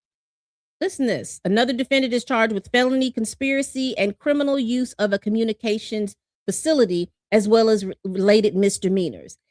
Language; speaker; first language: English; native; English